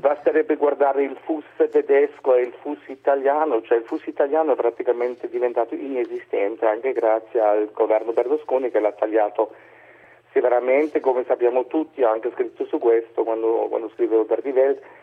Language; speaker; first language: Italian; non-native, fluent; German